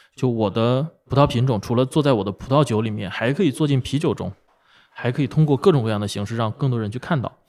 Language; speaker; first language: Chinese; native; Chinese